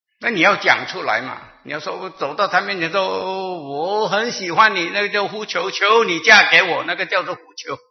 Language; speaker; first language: Chinese; native; Chinese